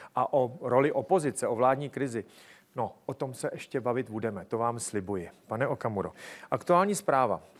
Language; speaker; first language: Czech; native; Czech